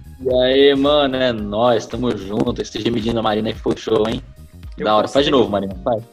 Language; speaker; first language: Portuguese; native; Portuguese